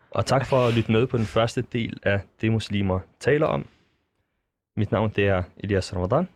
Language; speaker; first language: Danish; native; Danish